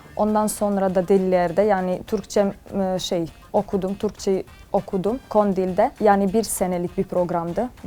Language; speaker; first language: Turkish; non-native, fluent; Serbian